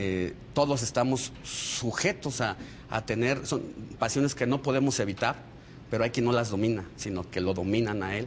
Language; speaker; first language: Spanish; native; Spanish